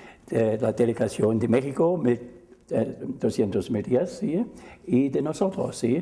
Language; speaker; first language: Spanish; non-native, fluent; German